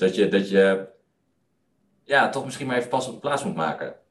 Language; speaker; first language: Dutch; native; Dutch